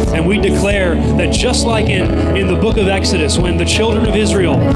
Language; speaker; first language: English; native; English